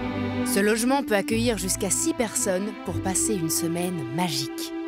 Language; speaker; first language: French; native; French